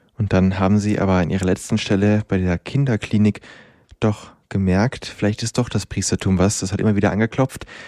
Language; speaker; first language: German; native; German